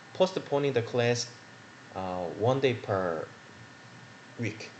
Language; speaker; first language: English; non-native, learner; Korean